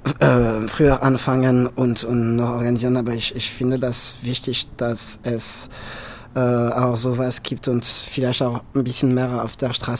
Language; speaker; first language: German; non-native, fluent; French